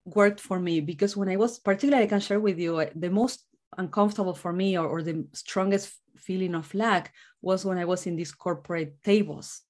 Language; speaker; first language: English; non-native, fluent; Spanish